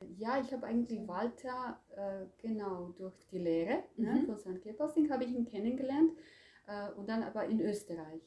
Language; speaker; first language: German; non-native, fluent; Croatian